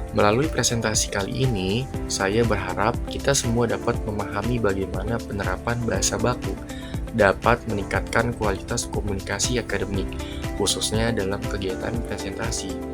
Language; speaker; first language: Indonesian; native; Indonesian